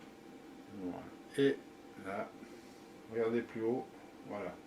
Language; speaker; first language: French; native; French